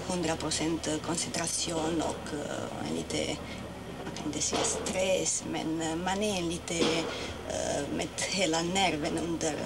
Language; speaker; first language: Swedish; non-native, fluent; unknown